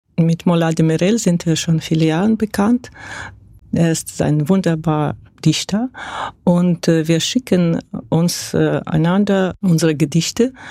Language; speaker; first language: German; non-native, fluent; Russian